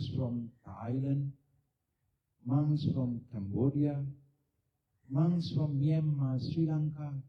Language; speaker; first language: English; non-native, local second language; Sinhala